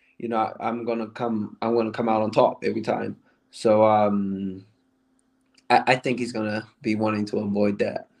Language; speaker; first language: English; native; English